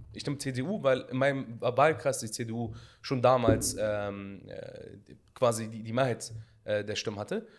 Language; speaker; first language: German; early bilingual, other home language; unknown